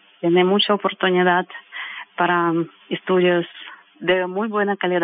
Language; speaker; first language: Spanish; non-native, fluent; Russian